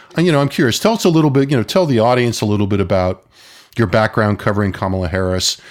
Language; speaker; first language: English; native; English